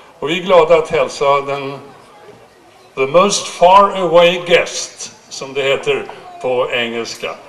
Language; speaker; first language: Swedish; native; Swedish